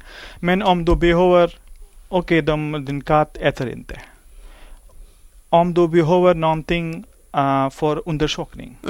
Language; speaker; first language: Swedish; non-native, learner; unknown